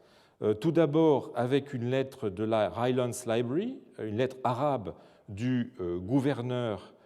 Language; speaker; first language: French; native; French